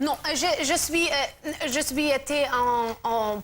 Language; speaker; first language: French; non-native, learner; German